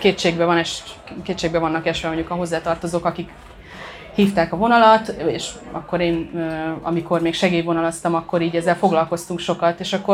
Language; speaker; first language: Hungarian; native; Hungarian